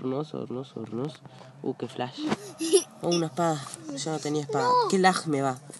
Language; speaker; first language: Spanish; native; Spanish